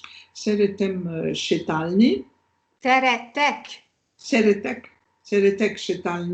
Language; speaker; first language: Hungarian; non-native, learner; French